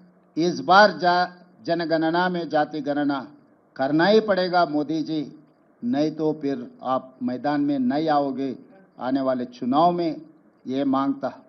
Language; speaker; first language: Hindi; non-native, local second language; Telugu